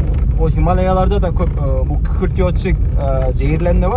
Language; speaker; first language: Turkish; non-native, local second language; Kazakh